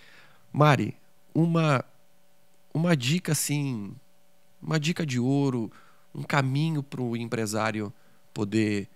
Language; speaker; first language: Portuguese; native; Portuguese